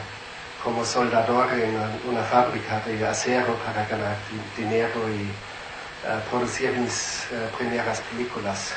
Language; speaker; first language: Spanish; non-native, fluent; German